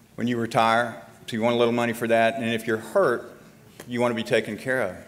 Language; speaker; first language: English; native; English